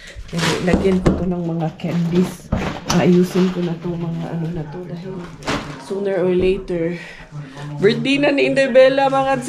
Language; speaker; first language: Filipino; non-native, local second language; Cebuano